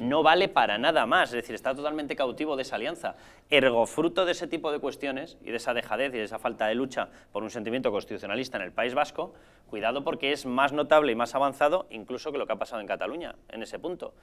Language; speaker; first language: Spanish; native; Spanish